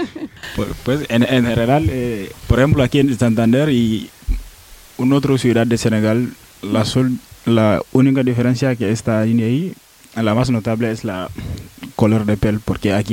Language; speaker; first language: Spanish; non-native, learner; Wolof